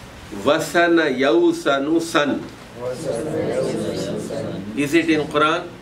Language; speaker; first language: Arabic; non-native, fluent; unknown